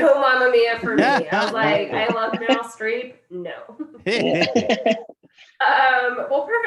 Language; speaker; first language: English; native; English